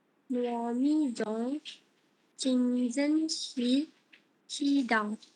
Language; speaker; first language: Chinese; non-native, learner; Malay